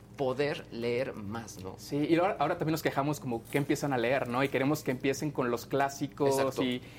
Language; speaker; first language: Spanish; native; Spanish